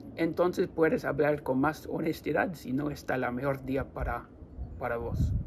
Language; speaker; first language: Spanish; non-native, learner; English